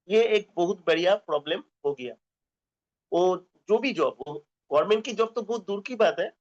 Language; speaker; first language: Hindi; non-native, local second language; Bangla